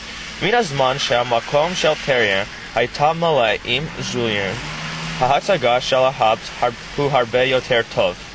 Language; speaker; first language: Hebrew; non-native, learner; English